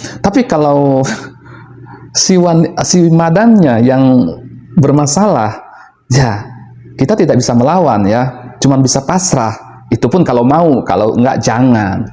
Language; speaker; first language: Indonesian; native; Indonesian